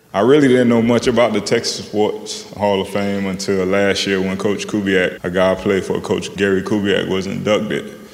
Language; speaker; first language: English; native; English